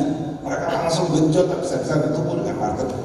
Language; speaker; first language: Indonesian; native; Indonesian